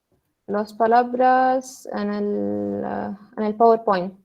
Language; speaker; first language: Spanish; non-native, learner; Arabic